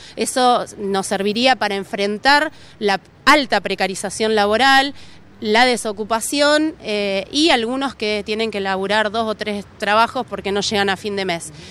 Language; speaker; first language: Spanish; native; Spanish